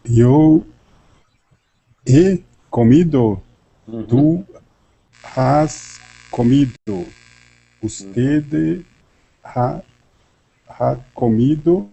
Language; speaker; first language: Spanish; non-native, learner; Portuguese